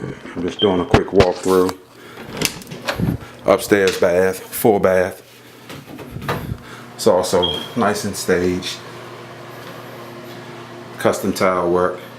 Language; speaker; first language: English; native; English